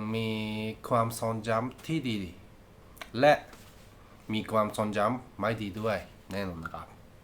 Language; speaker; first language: Thai; non-native, learner; Japanese